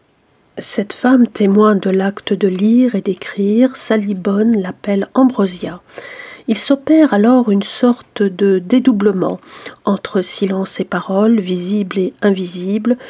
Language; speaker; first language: French; native; French